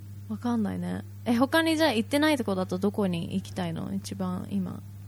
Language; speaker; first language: Japanese; early bilingual, heritage; Japanese